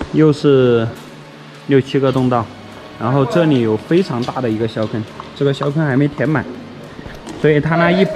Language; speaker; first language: Chinese; native; Chinese